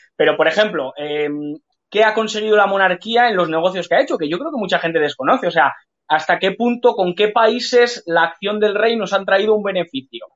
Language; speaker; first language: Spanish; native; Spanish